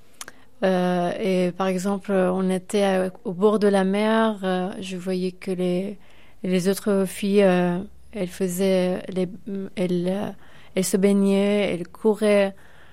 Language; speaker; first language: French; non-native, fluent; Persian